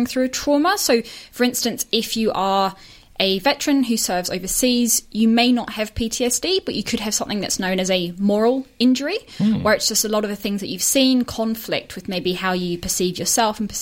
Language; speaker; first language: English; native; English